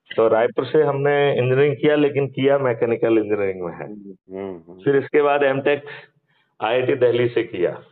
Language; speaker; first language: Hindi; native; Hindi